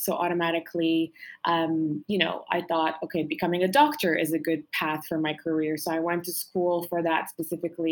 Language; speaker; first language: English; non-native, fluent; Arabic